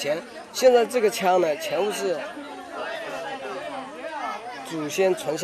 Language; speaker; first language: Chinese; non-native, local second language; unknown